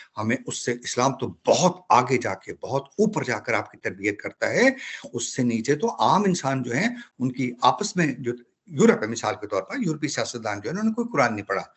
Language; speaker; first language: Urdu; native; Urdu